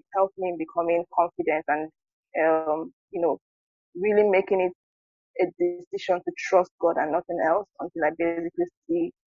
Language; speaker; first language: English; non-native, local second language; Igbo